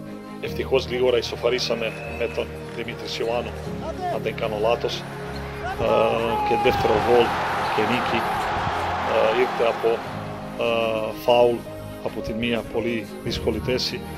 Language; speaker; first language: Greek; non-native, fluent; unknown